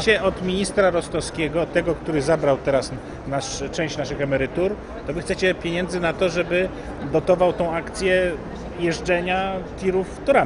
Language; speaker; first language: Polish; native; Polish